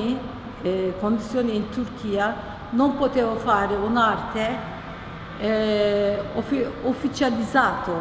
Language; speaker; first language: Italian; non-native, learner; Turkish